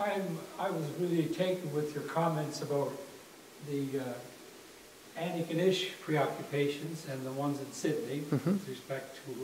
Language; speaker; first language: English; native; English